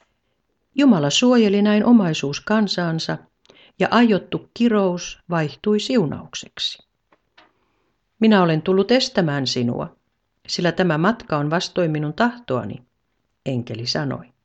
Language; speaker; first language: Finnish; native; Finnish